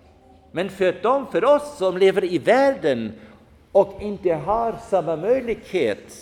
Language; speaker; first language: Swedish; non-native, fluent; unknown